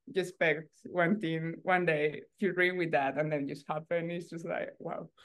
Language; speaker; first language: English; non-native, learner; Spanish